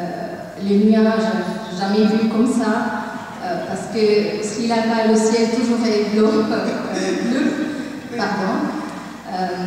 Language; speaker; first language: French; non-native, learner; Tamil